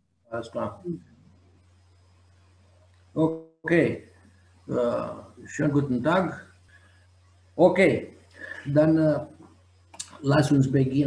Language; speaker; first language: German; non-native, fluent; Romanian